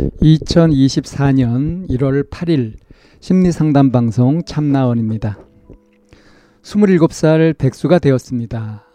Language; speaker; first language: Korean; native; Korean